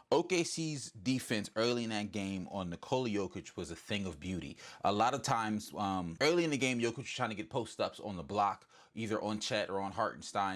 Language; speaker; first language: English; native; English